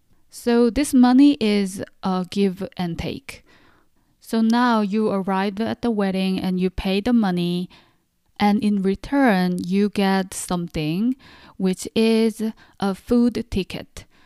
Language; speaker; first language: English; non-native, fluent; Korean